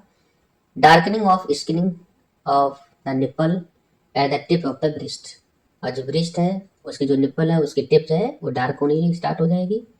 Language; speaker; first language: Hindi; native; Hindi